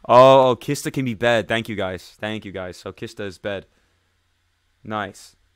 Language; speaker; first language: English; native; English